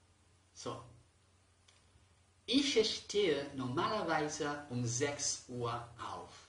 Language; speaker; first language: German; non-native, fluent; Spanish